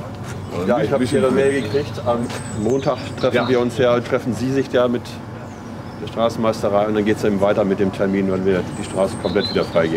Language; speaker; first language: German; native; German